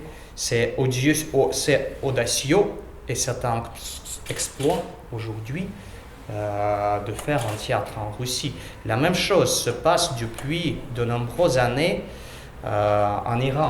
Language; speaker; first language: French; non-native, learner; Russian